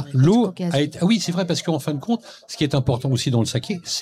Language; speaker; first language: French; native; French